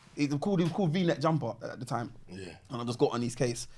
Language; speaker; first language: English; native; English